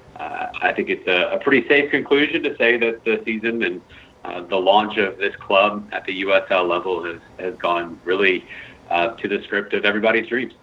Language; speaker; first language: English; native; English